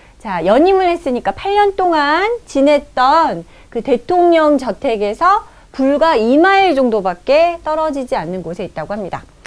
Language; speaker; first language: Korean; native; Korean